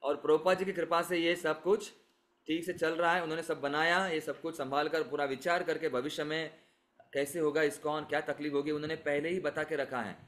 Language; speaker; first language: Hindi; non-native, local second language; Marathi